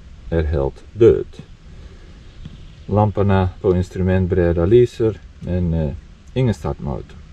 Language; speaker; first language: Swedish; non-native, fluent; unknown